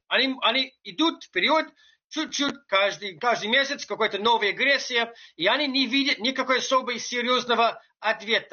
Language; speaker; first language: Russian; non-native, fluent; English